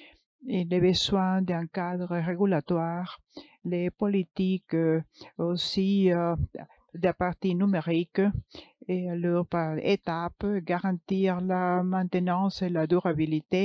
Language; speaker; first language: French; non-native, fluent; English